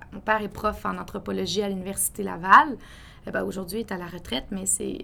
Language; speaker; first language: French; native; French